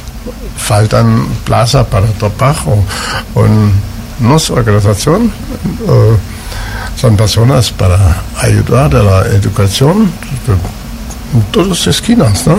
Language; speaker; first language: Spanish; non-native, learner; German